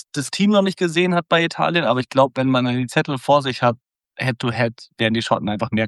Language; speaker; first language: German; native; German